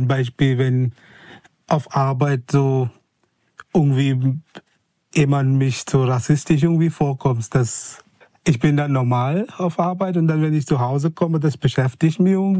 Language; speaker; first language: German; non-native, fluent; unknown